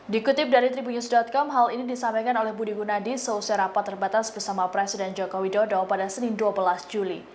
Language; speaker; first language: Indonesian; native; Indonesian